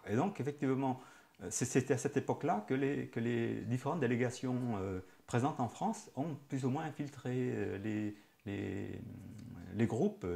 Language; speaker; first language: French; native; French